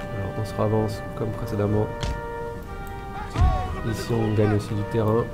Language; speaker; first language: French; native; French